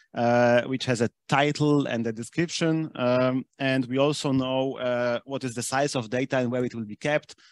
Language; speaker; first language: English; non-native, fluent; German